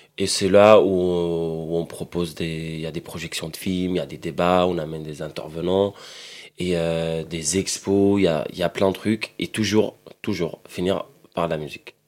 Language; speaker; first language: French; non-native, fluent; Arabic